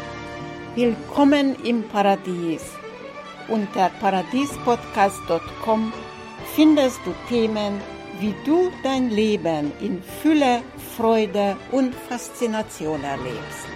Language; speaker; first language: German; non-native, fluent; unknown